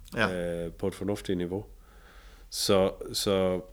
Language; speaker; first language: Danish; native; Danish